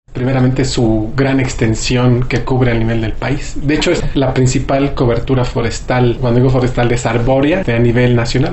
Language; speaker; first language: Spanish; native; Spanish